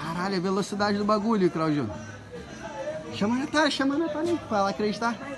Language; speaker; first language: Portuguese; native; Portuguese